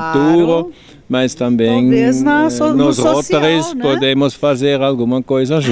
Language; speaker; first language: Portuguese; non-native, fluent; German